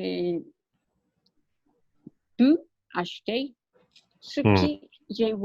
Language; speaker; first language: French; non-native, learner; English